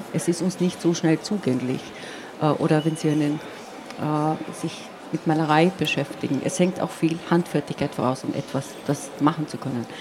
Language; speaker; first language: German; non-native, local second language; Slovenian